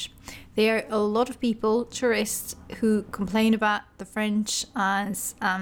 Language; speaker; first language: English; non-native, fluent; French